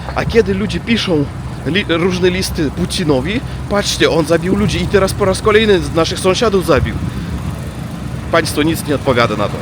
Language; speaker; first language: Polish; non-native, learner; Russian